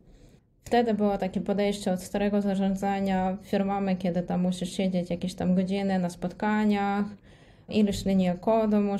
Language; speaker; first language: Polish; non-native, fluent; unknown